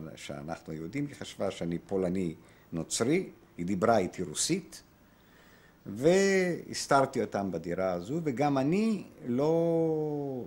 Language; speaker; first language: Hebrew; non-native, fluent; Polish